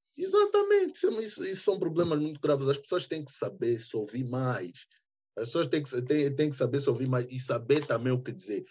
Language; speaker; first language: Portuguese; early bilingual, heritage; Portuguese